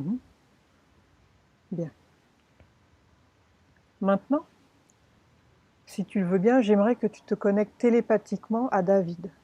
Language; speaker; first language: French; native; French